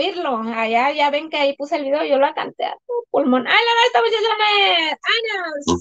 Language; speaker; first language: Spanish; native; Spanish